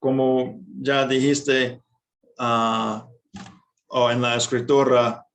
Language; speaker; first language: Spanish; non-native, fluent; English